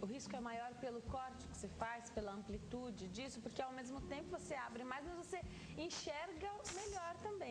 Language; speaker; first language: Portuguese; native; Portuguese